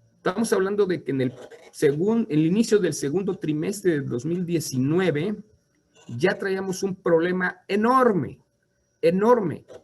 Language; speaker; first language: Spanish; native; Spanish